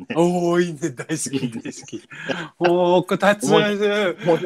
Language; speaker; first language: Japanese; non-native, learner; English